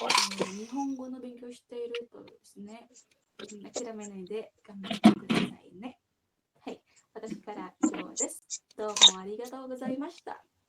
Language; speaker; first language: Japanese; non-native, learner; Indonesian